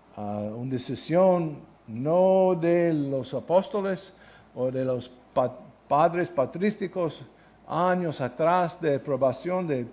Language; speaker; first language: Spanish; non-native, learner; English